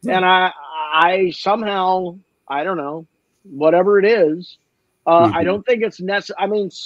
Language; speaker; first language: English; native; English